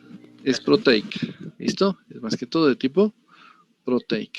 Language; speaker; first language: Spanish; native; Spanish